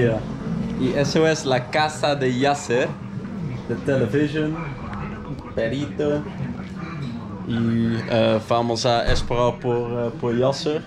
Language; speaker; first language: Spanish; non-native, learner; Dutch